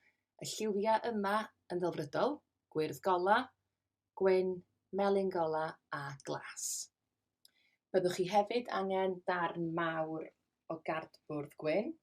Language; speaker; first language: Welsh; native; Welsh